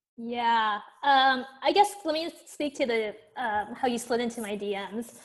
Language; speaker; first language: English; native; English